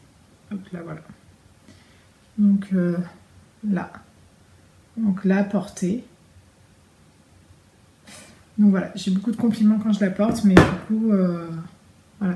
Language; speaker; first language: French; native; French